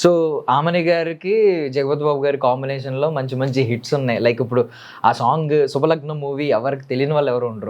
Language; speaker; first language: Telugu; native; Telugu